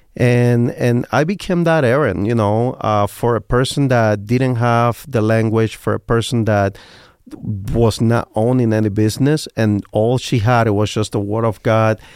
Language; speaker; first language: English; non-native, fluent; Spanish